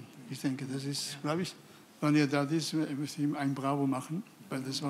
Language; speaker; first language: German; non-native, fluent; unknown